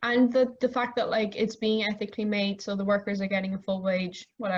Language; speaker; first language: English; native; English